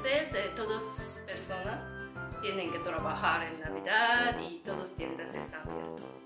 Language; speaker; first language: Spanish; non-native, learner; Japanese